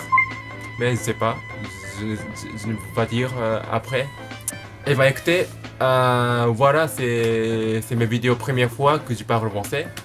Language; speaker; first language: French; non-native, learner; Japanese